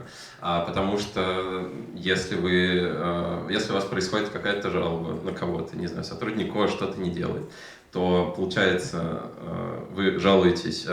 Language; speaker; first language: Russian; native; Russian